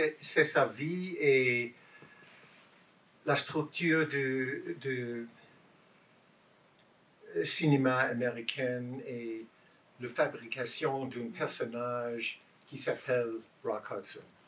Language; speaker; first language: French; non-native, learner; English